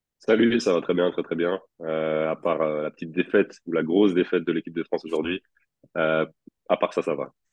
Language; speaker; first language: French; native; French